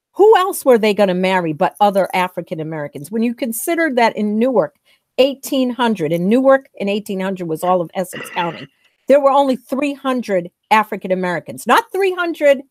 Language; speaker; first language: English; native; English